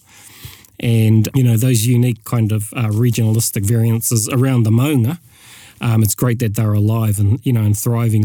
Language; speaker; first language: English; native; English